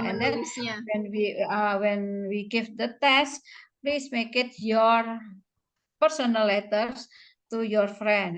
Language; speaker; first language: English; non-native, fluent; Indonesian